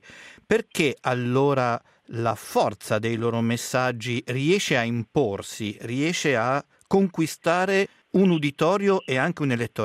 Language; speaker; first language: Italian; native; Italian